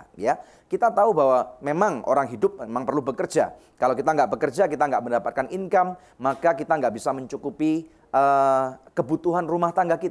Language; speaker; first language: Indonesian; native; Indonesian